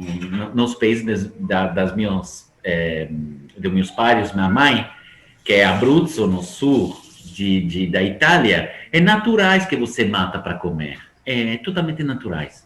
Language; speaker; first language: Portuguese; non-native, fluent; Italian